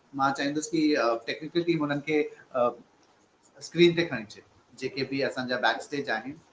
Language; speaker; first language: Sindhi; early bilingual, heritage; Sindhi